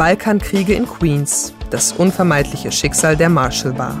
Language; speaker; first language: German; native; German